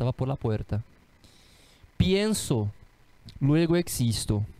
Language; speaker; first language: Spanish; non-native, fluent; Portuguese